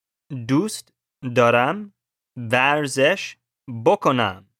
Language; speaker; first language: Persian; non-native, learner; English